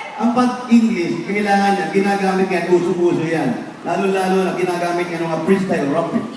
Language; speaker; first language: Filipino; native; Filipino